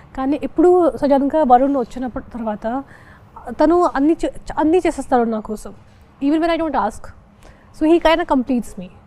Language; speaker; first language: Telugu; non-native, learner; Hindi